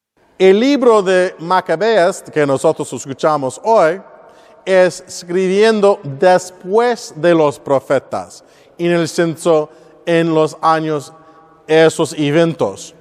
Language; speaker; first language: Spanish; non-native, learner; English